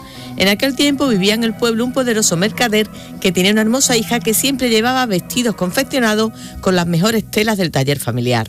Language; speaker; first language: Spanish; native; Spanish